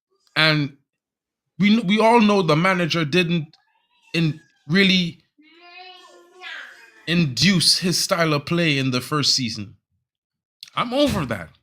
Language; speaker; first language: English; native; English